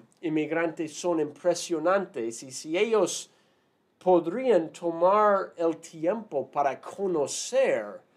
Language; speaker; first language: Spanish; non-native, fluent; English